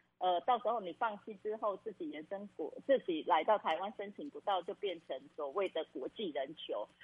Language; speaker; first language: Chinese; non-native, fluent; Khmer